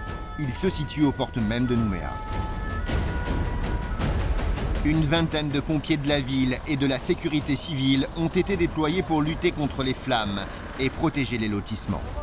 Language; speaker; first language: French; native; French